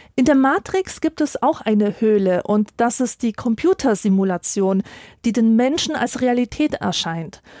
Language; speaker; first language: German; early bilingual, other home language; Polish